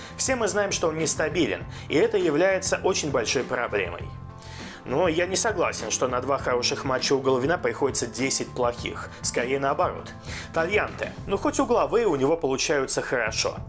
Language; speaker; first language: Russian; native; Russian